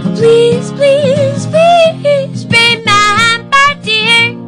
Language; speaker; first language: English; native; English